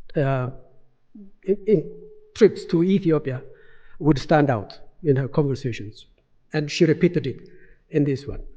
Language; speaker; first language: English; non-native, local second language; Amharic